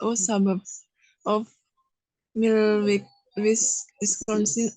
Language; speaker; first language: English; non-native, learner; Indonesian